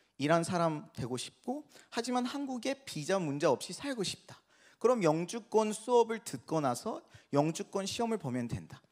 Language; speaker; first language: Korean; non-native, fluent; Persian